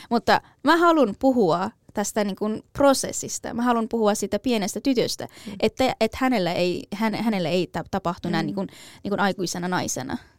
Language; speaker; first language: Finnish; non-native, fluent; Persian